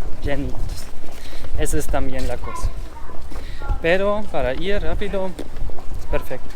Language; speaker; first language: Spanish; non-native, fluent; German